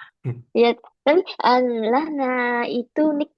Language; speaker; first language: Indonesian; non-native, learner; Vietnamese